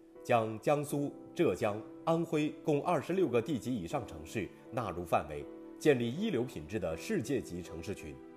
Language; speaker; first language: Chinese; native; Chinese